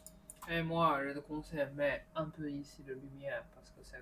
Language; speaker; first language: French; non-native, learner; Chinese